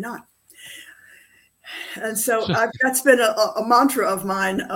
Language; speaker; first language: English; native; English